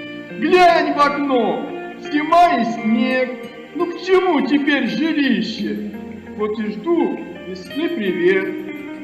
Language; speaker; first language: Russian; native; Russian